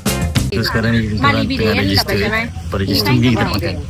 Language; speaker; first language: Malay; native; Malay